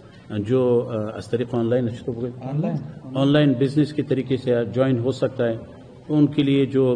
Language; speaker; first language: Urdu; non-native, fluent; Persian